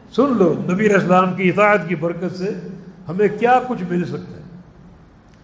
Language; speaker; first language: Urdu; native; Urdu